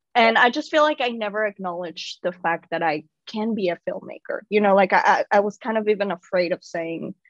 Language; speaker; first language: English; non-native, fluent; Spanish